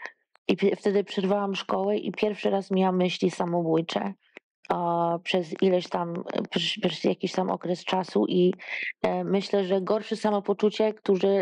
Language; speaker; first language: Polish; early bilingual, heritage; Polish